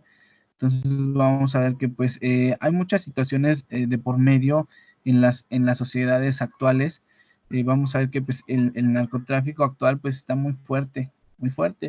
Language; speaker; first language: Spanish; native; Spanish